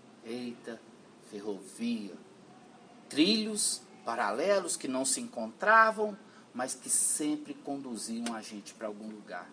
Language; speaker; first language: Portuguese; native; Portuguese